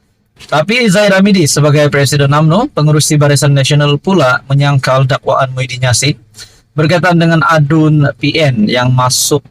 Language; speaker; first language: Malay; native; Malay